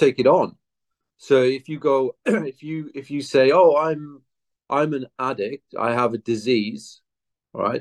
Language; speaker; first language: English; native; English